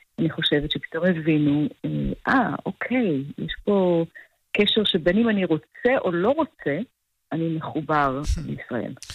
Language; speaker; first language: Hebrew; native; Hebrew